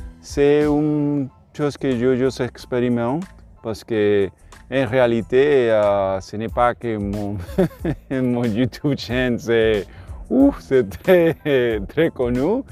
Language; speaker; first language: French; non-native, learner; Spanish